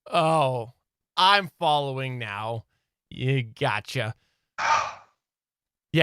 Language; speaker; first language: English; native; English